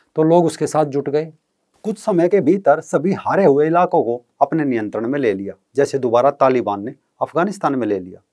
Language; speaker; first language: Hindi; native; Hindi